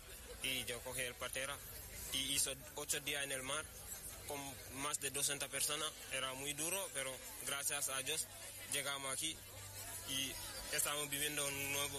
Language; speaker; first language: Spanish; non-native, learner; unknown